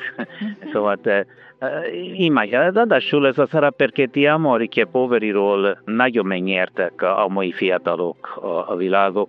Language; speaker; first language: Hungarian; non-native, learner; Italian